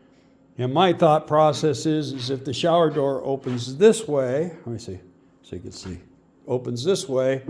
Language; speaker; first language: English; native; English